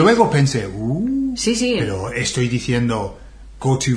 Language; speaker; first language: Spanish; non-native, fluent; English